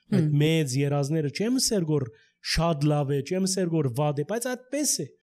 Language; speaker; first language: Armenian; early bilingual, heritage; Armenian